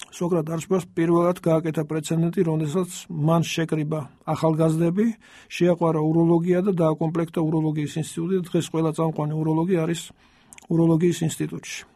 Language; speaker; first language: Georgian; native; Georgian